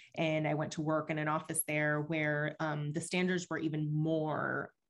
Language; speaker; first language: English; early bilingual, other home language; Spanish